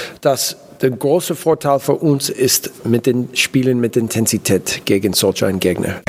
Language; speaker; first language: German; non-native, learner; English